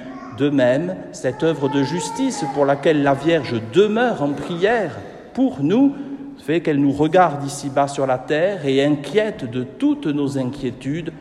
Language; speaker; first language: French; native; French